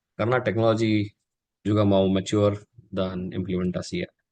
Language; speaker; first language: Indonesian; non-native, learner; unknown